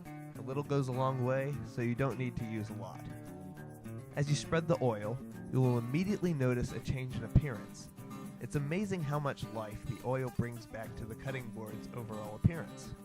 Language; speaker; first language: English; native; English